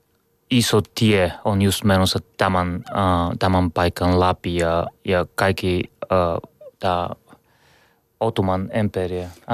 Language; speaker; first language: Finnish; non-native, learner; Bulgarian